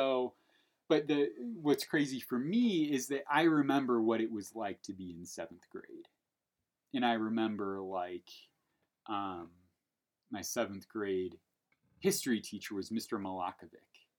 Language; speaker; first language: English; native; English